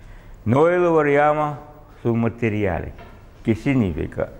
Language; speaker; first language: Italian; non-native, learner; Russian